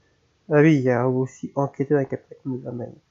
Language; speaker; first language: French; native; French